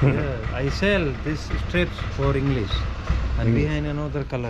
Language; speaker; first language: English; non-native, learner; Hindi